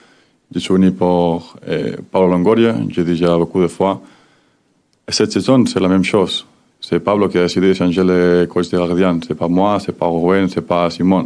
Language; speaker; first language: French; non-native, learner; Spanish